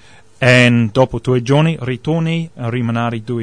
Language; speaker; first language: Italian; non-native, learner; English